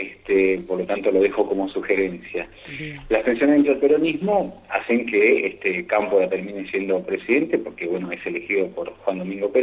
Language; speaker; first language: Spanish; native; Spanish